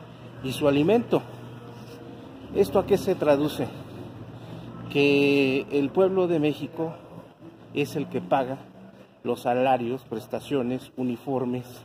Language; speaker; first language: Spanish; native; Spanish